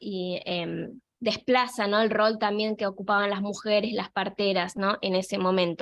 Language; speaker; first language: Spanish; native; Spanish